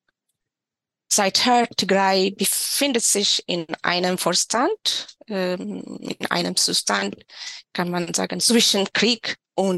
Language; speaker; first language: German; non-native, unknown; Tigrinya